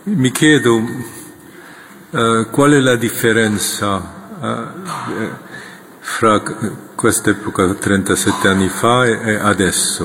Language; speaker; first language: Italian; non-native, fluent; Korean